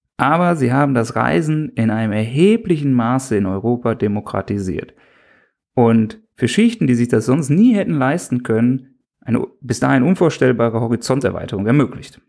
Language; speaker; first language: German; native; German